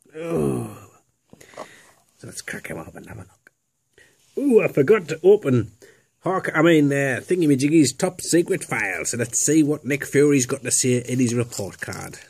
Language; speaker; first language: English; native; English